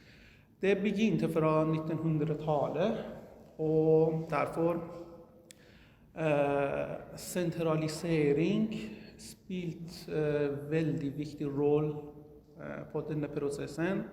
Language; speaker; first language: Norwegian; non-native, learner; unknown